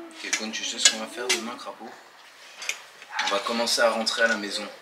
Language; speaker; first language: French; native; French